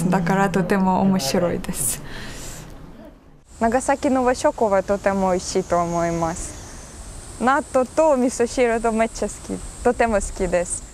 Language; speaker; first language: Japanese; non-native, learner; Ukrainian